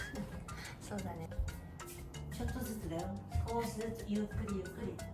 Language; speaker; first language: Japanese; native; Japanese